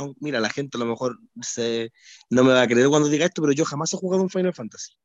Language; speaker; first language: Spanish; native; Spanish